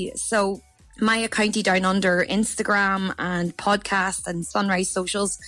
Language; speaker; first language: English; native; English